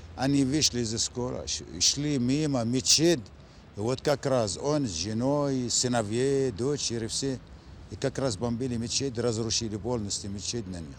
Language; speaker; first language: Russian; non-native, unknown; Arabic